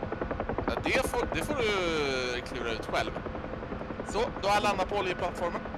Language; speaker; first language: Swedish; native; Swedish